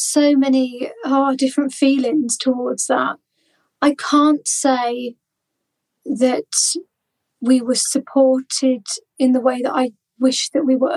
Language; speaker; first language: English; native; English